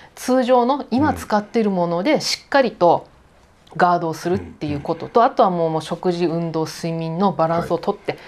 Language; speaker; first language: Japanese; native; Japanese